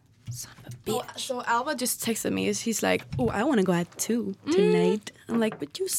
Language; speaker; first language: English; non-native, fluent; Swedish